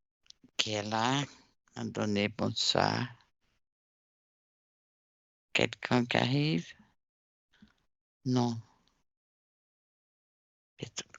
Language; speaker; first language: French; non-native, fluent; Portuguese